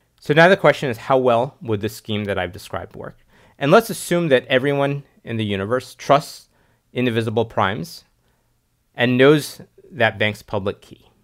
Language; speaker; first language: English; native; English